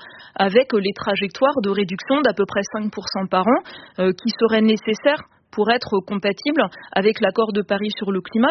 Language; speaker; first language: French; native; French